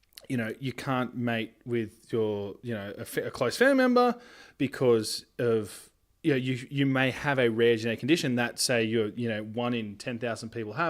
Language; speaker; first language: English; native; English